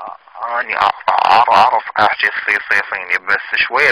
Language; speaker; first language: Arabic; native; Arabic